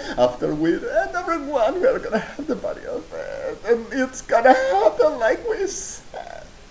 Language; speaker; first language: English; non-native, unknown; Spanish